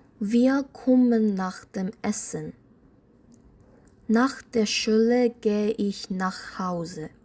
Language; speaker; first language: German; non-native, fluent; Korean